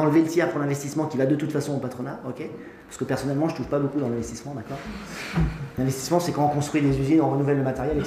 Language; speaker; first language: French; native; French